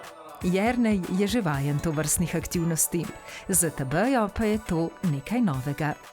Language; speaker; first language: Slovenian; native; Slovenian